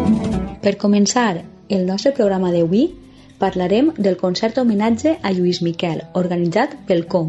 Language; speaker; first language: Catalan; native; Catalan